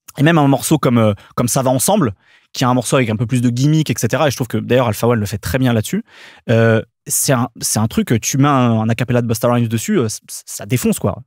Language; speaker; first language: French; native; French